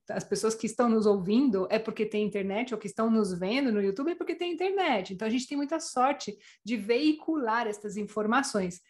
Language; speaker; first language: Portuguese; native; Portuguese